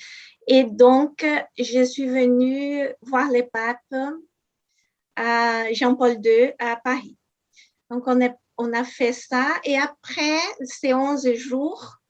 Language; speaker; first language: French; non-native, fluent; Portuguese